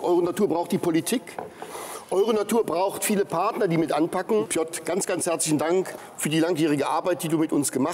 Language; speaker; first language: German; native; German